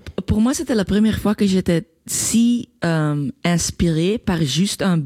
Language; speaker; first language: French; non-native, local second language; Dutch